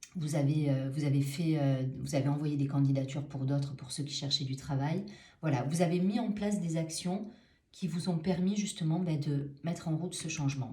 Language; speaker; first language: French; native; French